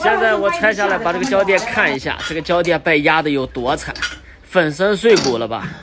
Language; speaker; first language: Chinese; native; Chinese